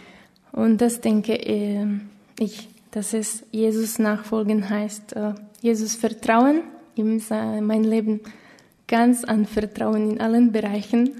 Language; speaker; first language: German; non-native, fluent; Slovak